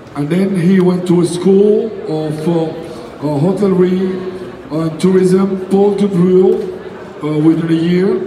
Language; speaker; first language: English; non-native, fluent; French